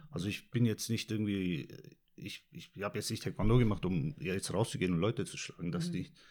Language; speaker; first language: German; non-native, fluent; Turkish